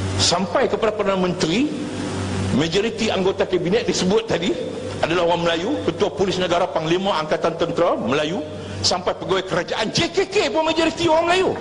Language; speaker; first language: Malay; native; Malay